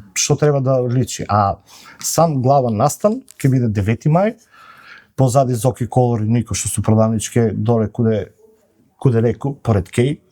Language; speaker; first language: Macedonian; native; Macedonian